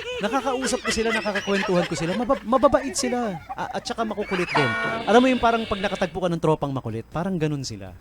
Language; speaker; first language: Filipino; native; Filipino